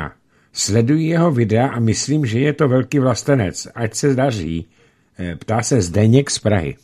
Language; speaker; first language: Czech; native; Czech